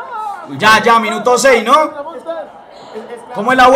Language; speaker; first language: Spanish; native; Spanish